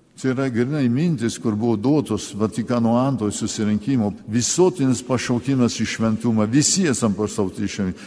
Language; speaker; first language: Lithuanian; early bilingual, heritage; Lithuanian